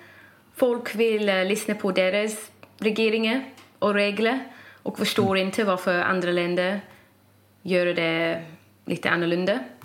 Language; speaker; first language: Swedish; non-native, fluent; English